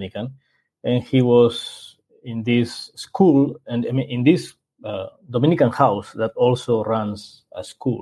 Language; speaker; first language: English; non-native, fluent; Spanish